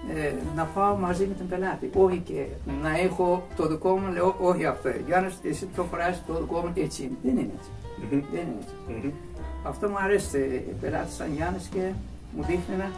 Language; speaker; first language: Greek; non-native, learner; Persian